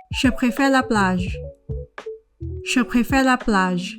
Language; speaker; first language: French; non-native, fluent; Thai